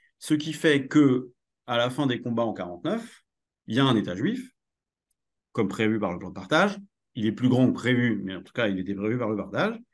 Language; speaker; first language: French; native; French